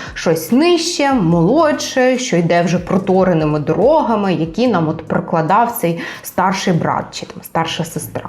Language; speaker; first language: Ukrainian; native; Ukrainian